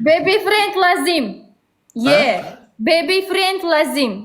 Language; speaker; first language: English; non-native, learner; Uzbek